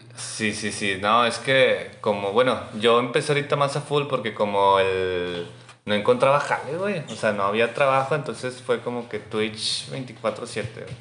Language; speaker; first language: Spanish; native; Spanish